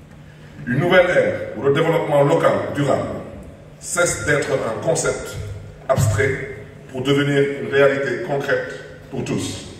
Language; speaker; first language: French; non-native, local second language; Wolof